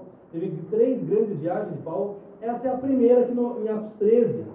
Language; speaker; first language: Portuguese; native; Portuguese